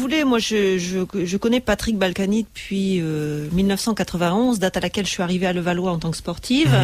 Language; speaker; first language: French; native; French